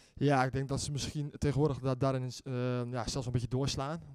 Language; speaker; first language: Dutch; native; Dutch